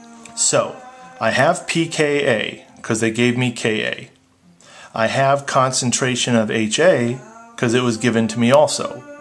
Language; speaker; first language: English; native; English